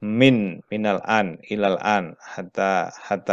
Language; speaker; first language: Arabic; non-native, fluent; Indonesian